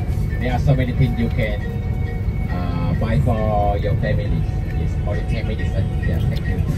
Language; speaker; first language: English; non-native, learner; Vietnamese